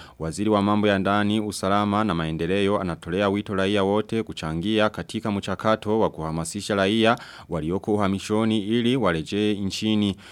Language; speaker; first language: Swahili; non-native, local second language; Rundi